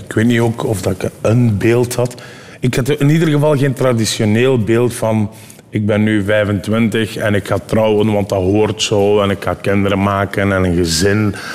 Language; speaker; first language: Dutch; early bilingual, other home language; Turkish